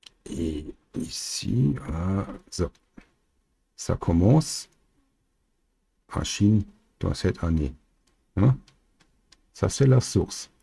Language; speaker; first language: French; non-native, learner; German